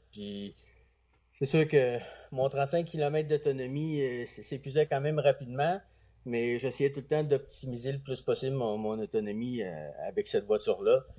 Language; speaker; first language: French; native; French